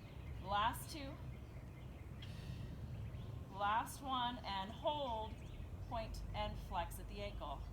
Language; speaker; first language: English; native; English